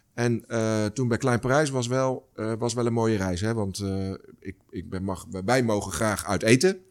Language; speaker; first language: Dutch; native; Dutch